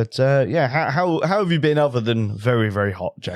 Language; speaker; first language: English; native; English